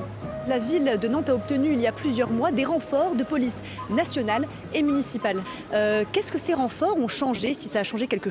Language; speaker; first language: French; native; French